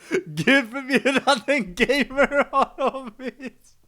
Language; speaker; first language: Swedish; native; Swedish